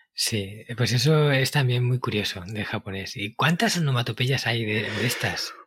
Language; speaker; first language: Spanish; native; Spanish